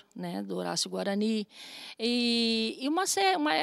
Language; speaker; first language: Portuguese; native; Portuguese